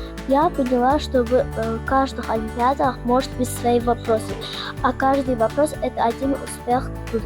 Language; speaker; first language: Russian; non-native, local second language; Azerbaijani